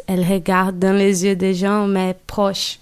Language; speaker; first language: French; non-native, learner; Portuguese